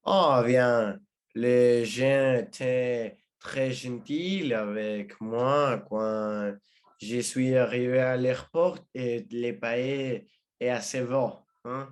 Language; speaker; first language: French; non-native, learner; Spanish